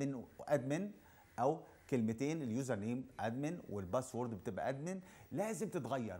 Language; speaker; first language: Arabic; native; Arabic